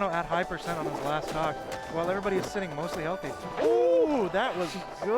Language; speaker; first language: English; native; English